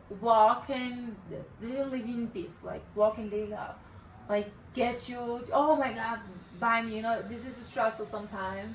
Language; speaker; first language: English; non-native, learner; Portuguese